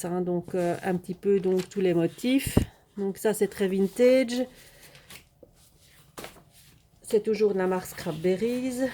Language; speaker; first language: French; native; French